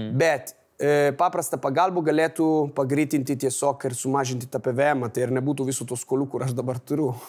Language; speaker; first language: Lithuanian; non-native, fluent; Italian